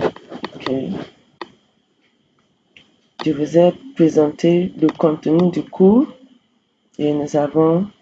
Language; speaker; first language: French; non-native, fluent; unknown